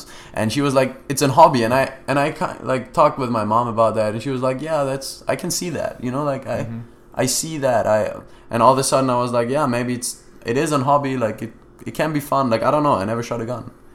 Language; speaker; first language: English; non-native, fluent; German